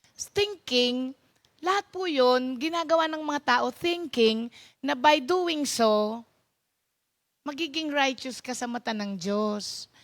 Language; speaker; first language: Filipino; non-native, local second language; Pampanga